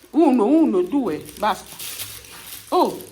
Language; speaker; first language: Italian; non-native, learner; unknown